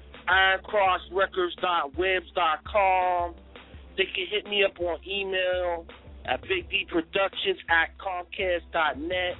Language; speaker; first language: English; native; English